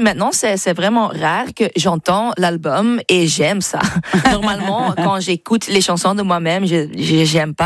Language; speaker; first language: French; non-native, learner; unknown